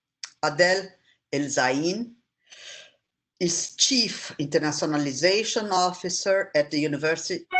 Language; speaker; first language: English; non-native, fluent; Portuguese